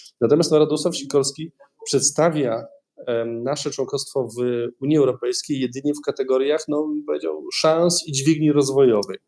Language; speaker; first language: Polish; native; Polish